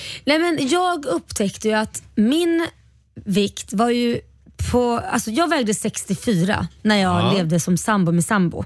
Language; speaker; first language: Swedish; native; Swedish